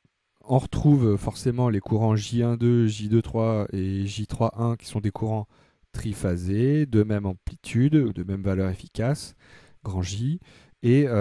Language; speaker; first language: French; native; French